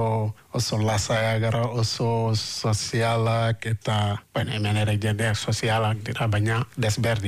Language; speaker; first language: Basque; non-native, fluent; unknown